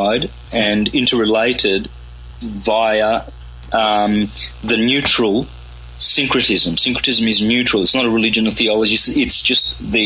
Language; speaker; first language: English; native; English